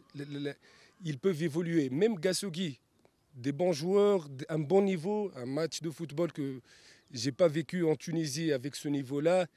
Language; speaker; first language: French; non-native, local second language; Arabic